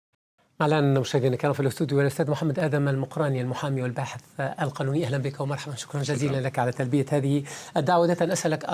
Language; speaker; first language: Arabic; native; Arabic